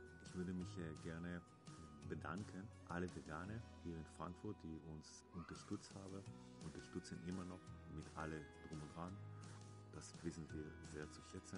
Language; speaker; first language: German; non-native, learner; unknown